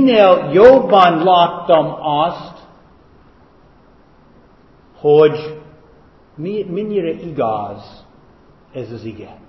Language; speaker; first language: Hungarian; non-native, fluent; English